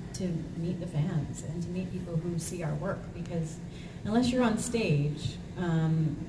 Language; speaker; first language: English; native; English